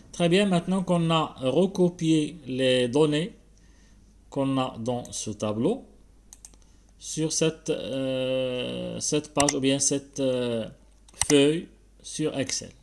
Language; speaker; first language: French; non-native, local second language; Arabic